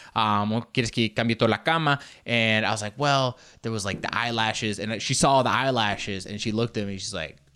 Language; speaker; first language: English; native; English